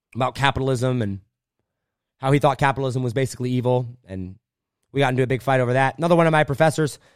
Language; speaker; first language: English; native; English